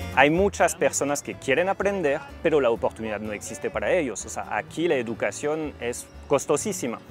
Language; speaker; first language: Spanish; non-native, fluent; French